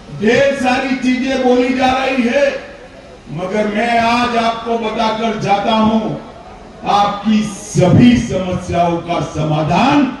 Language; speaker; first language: Hindi; non-native, local second language; Gujarati